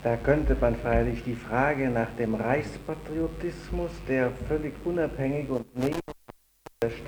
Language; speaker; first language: German; native; German